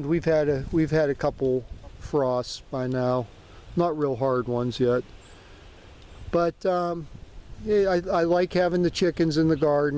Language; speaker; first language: English; native; English